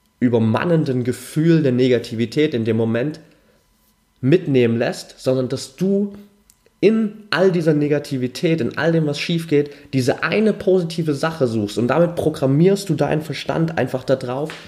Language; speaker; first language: German; native; German